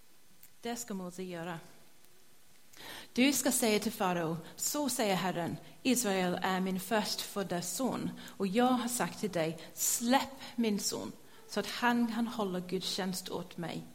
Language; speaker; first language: Swedish; non-native, fluent; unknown